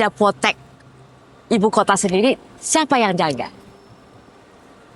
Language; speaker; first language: Indonesian; early bilingual, heritage; Indonesian